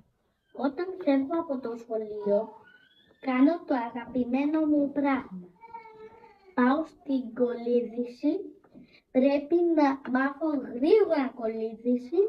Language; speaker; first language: Greek; early bilingual, other home language; Chinese